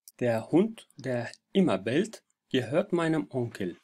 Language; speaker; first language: German; non-native, fluent; Turkish